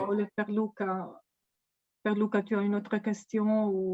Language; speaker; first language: French; non-native, fluent; Italian